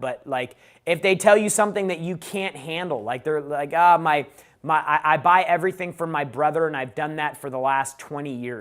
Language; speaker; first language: English; native; English